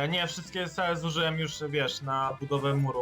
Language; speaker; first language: Polish; native; Polish